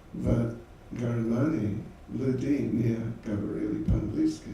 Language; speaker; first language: Russian; non-native, learner; English